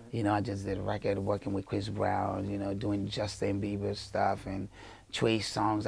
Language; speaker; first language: English; early bilingual, other home language; Haitian Creole